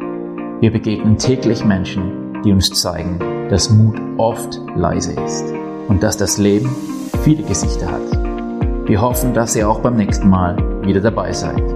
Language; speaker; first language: German; native; German